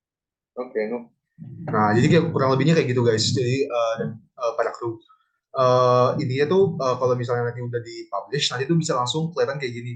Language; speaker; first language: Indonesian; native; Indonesian